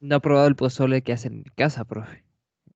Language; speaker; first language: Spanish; native; Spanish